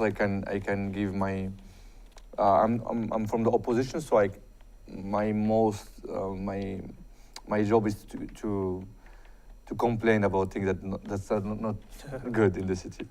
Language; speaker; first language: English; non-native, fluent; Arabic